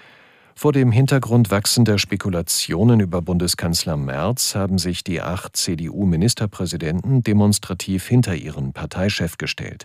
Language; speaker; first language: German; native; German